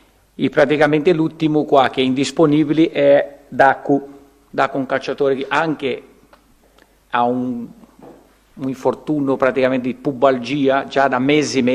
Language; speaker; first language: Italian; non-native, fluent; Portuguese